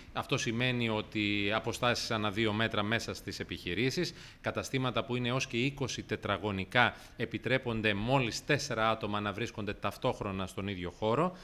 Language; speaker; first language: Greek; native; Greek